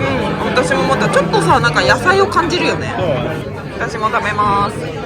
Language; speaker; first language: Japanese; native; Japanese